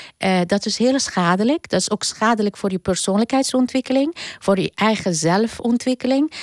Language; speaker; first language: Dutch; non-native, fluent; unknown